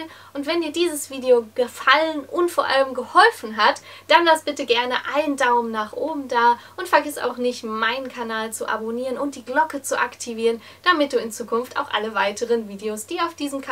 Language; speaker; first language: German; native; German